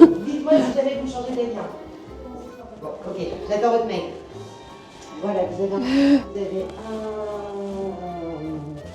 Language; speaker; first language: French; native; French